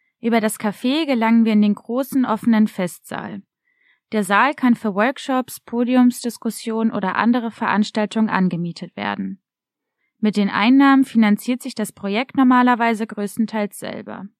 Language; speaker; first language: German; native; German